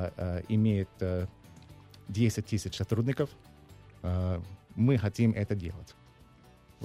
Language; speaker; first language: Russian; non-native, learner; English